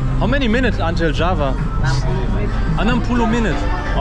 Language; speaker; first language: English; non-native, fluent; German